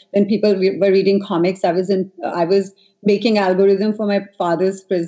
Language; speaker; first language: English; non-native, local second language; Hindi